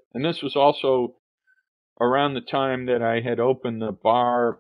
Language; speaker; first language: English; native; English